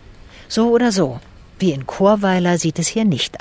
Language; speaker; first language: German; native; German